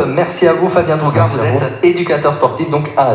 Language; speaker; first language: French; native; French